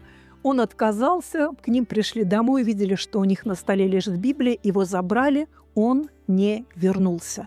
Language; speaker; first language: Russian; native; Russian